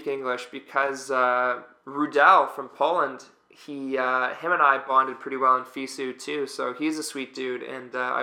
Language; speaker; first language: English; native; English